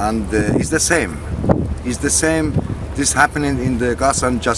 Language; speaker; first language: English; non-native, learner; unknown